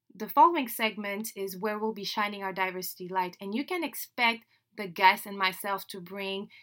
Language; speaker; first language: English; non-native, fluent; French